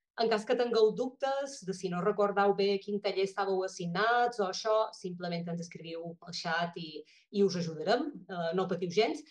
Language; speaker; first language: Catalan; native; Catalan